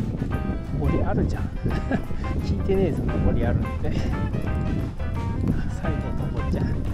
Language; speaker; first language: Japanese; native; Japanese